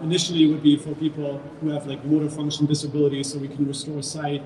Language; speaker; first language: English; non-native, fluent; German